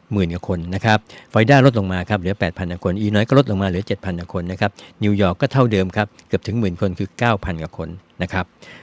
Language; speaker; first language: Thai; native; Thai